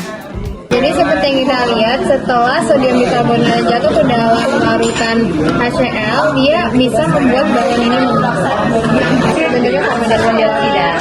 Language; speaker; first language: Indonesian; native; Indonesian